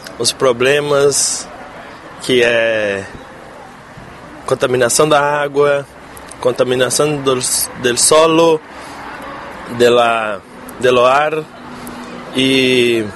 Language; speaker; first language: Spanish; non-native, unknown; Portuguese